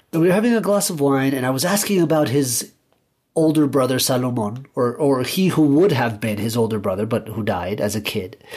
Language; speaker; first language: English; early bilingual, other home language; Spanish